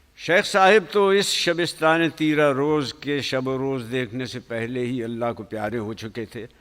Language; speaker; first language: Urdu; native; Urdu